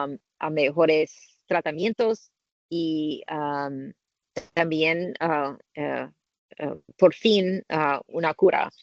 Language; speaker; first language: Spanish; non-native, learner; English